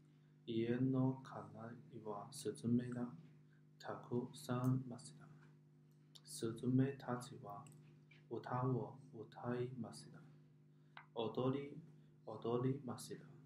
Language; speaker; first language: Japanese; non-native, learner; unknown